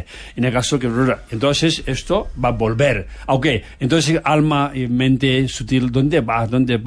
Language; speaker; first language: Spanish; non-native, fluent; Tibetan